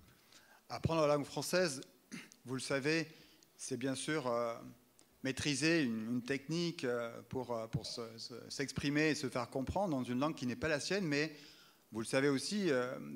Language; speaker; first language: French; native; French